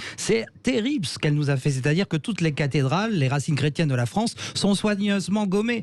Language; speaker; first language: French; native; French